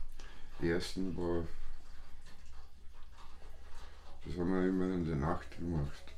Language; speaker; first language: German; non-native, fluent; English